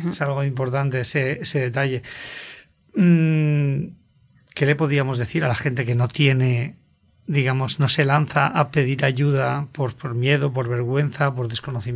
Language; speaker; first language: Spanish; native; Spanish